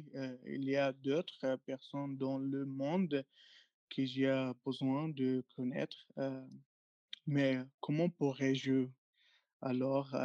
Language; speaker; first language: French; non-native, learner; Arabic